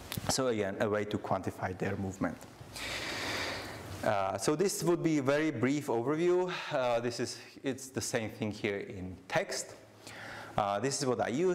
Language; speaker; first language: English; non-native, fluent; Czech